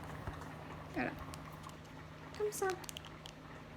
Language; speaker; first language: French; non-native, learner; Korean